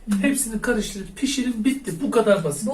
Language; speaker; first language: Turkish; native; Turkish